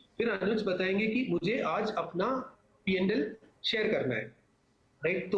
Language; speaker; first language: Hindi; non-native, local second language; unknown